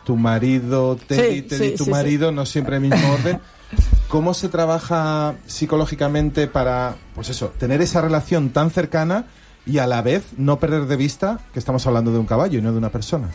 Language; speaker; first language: Spanish; native; Spanish